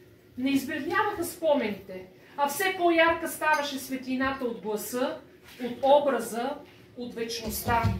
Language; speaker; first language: Bulgarian; native; Bulgarian